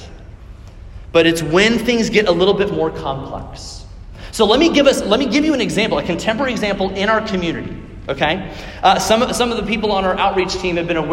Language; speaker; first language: English; native; English